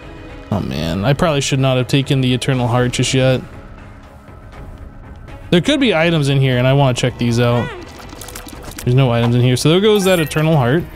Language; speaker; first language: English; native; English